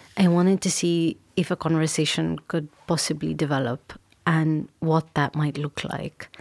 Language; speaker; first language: English; non-native, local second language; Urdu